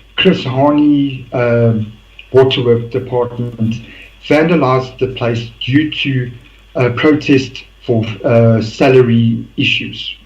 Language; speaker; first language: English; non-native, local second language; Afrikaans